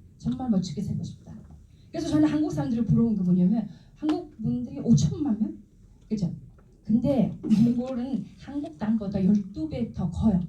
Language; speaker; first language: Korean; non-native, fluent; Mongolian